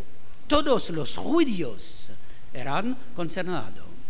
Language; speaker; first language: Spanish; non-native, fluent; French